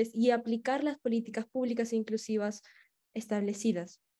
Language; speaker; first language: Spanish; native; Spanish